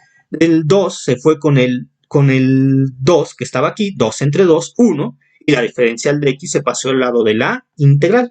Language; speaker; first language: Spanish; native; Spanish